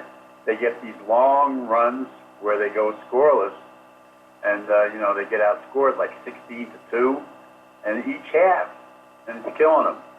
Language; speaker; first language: English; native; English